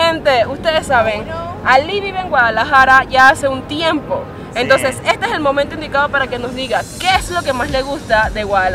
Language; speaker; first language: Spanish; native; Spanish